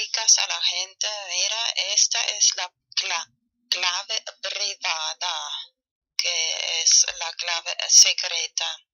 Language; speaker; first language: Spanish; non-native, fluent; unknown